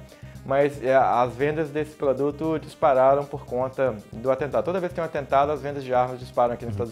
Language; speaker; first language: Portuguese; native; Portuguese